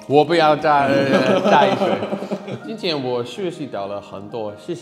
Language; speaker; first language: Chinese; non-native, fluent; English